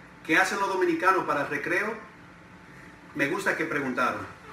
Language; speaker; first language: Spanish; native; Spanish